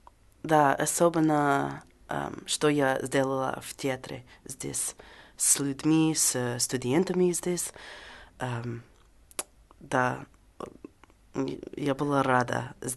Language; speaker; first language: Russian; non-native, learner; English